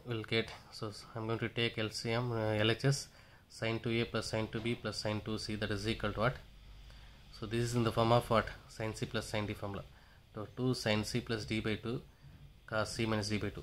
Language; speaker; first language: English; non-native, local second language; Tamil